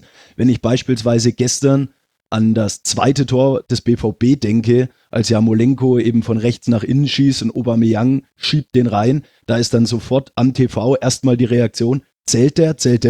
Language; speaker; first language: German; native; German